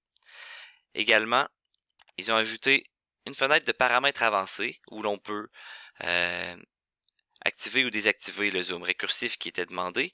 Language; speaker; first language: French; native; French